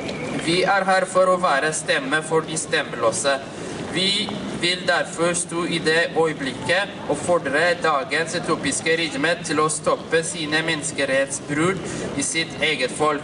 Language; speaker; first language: Norwegian; non-native, fluent; Oromo